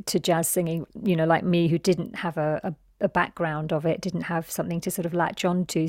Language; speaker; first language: English; native; English